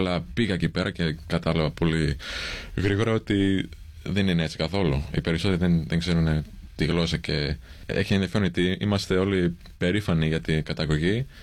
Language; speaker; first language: Greek; early bilingual, heritage; English